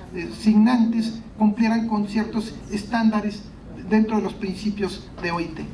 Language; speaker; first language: Spanish; native; Spanish